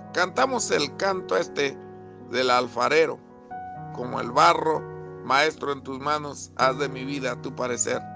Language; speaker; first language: Spanish; native; Spanish